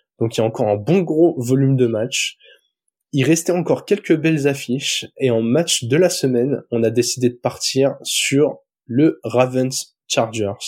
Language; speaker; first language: French; native; French